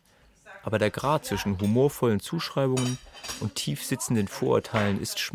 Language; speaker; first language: German; native; German